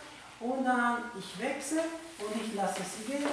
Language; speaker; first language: German; non-native, fluent; Italian